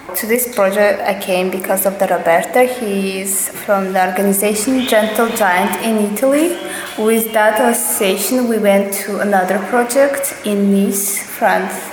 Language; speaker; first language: English; non-native, fluent; Russian